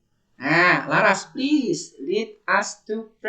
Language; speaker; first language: English; non-native, learner; Indonesian